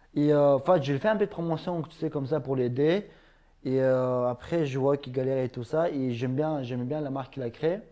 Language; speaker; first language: French; non-native, fluent; Ingush